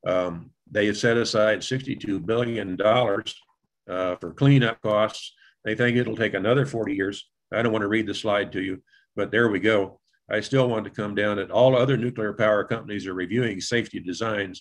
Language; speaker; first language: English; native; English